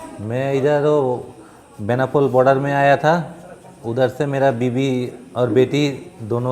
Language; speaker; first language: Hindi; non-native, local second language; Bangla